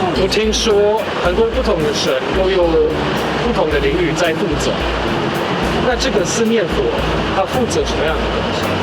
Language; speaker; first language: Chinese; non-native, fluent; German